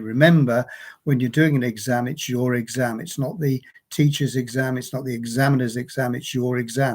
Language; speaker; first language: English; native; English